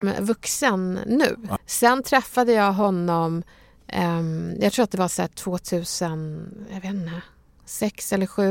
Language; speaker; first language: Swedish; early bilingual, other home language; Bangla